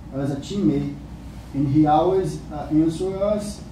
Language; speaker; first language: English; non-native, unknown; Portuguese